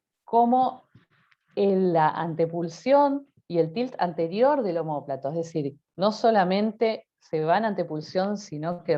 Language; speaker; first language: Spanish; native; Spanish